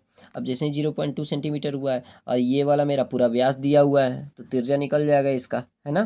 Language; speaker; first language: Hindi; native; Hindi